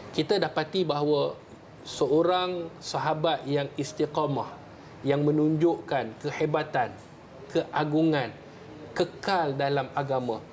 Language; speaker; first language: Malay; native; Malay